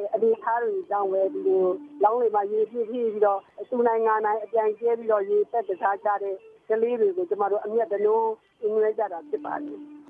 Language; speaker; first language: Burmese; native; Burmese